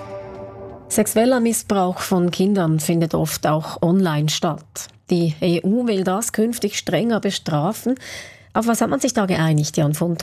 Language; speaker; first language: German; native; German